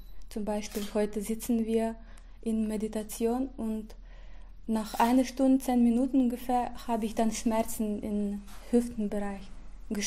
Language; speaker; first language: German; non-native, fluent; Russian